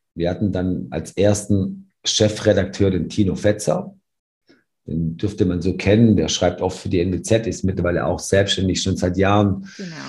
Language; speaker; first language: German; early bilingual, other home language; Serbian